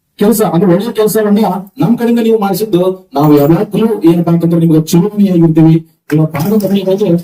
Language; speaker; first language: Kannada; native; Kannada